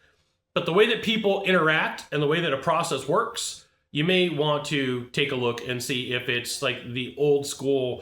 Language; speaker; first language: English; native; English